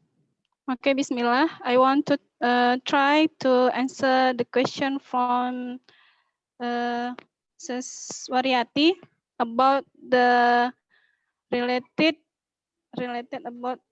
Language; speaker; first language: English; non-native, learner; Indonesian